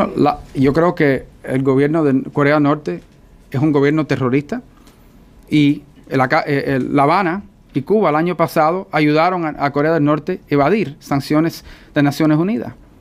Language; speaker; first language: Spanish; early bilingual, heritage; Spanish